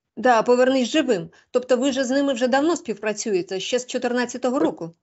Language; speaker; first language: Ukrainian; native; Ukrainian